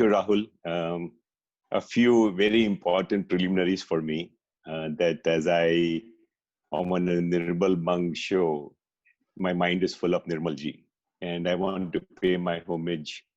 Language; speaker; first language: English; non-native, local second language; Hindi